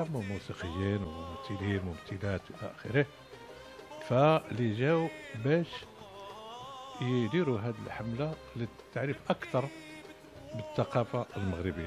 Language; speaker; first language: Arabic; native; Arabic